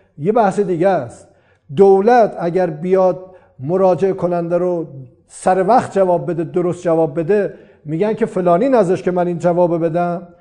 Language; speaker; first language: Persian; non-native, local second language; Azerbaijani